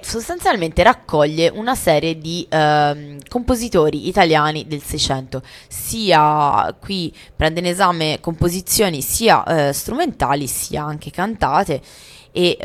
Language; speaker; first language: Italian; native; Italian